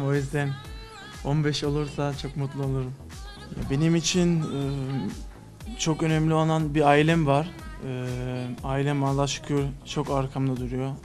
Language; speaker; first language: Turkish; early bilingual, other home language; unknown